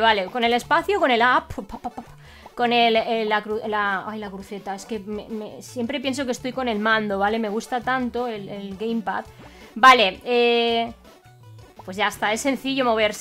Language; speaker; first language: Spanish; native; Spanish